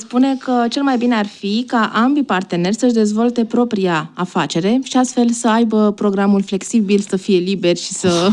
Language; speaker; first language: Romanian; native; Romanian